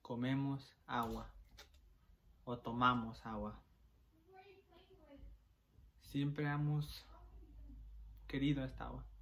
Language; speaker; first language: Spanish; early bilingual, heritage; Spanish